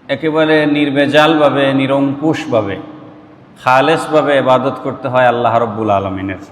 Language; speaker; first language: Bangla; non-native, local second language; Sylheti